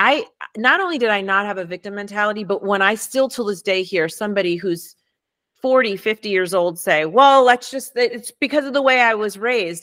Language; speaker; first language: English; early bilingual, other home language; Spanish